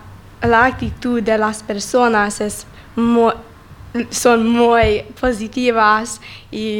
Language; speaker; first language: Spanish; non-native, learner; English